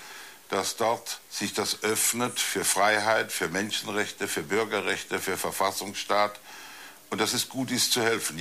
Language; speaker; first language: German; native; German